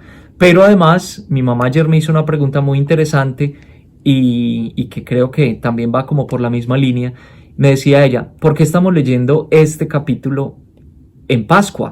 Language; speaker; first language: Spanish; native; Spanish